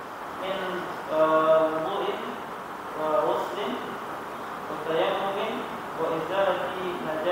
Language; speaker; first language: Arabic; non-native, learner; Indonesian